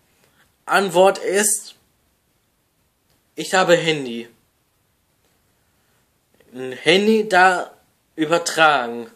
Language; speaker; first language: German; non-native, learner; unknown